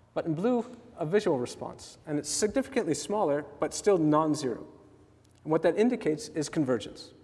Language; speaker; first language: English; native; English